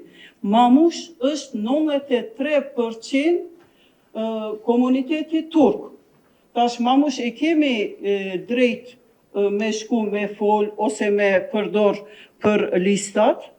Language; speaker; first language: Albanian; non-native, local second language; Turkish